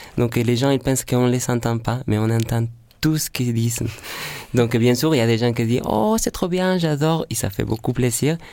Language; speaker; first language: French; non-native, fluent; Spanish